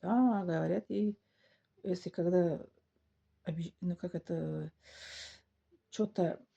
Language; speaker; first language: Russian; non-native, local second language; Tajik